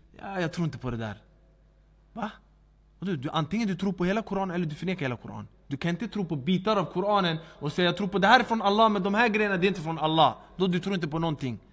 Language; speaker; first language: Swedish; early bilingual, other home language; Arabic